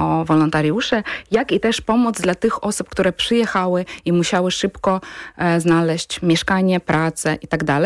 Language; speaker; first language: Polish; non-native, fluent; Ukrainian